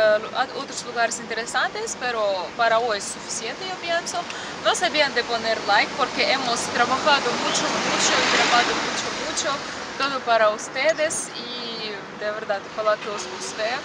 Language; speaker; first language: Spanish; non-native, fluent; Russian